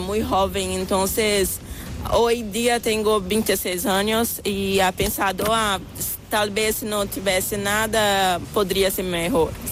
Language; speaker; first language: Spanish; non-native, fluent; Portuguese